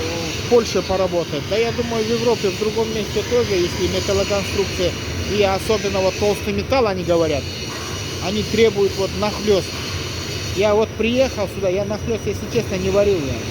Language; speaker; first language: Russian; non-native, local second language; Kyrgyz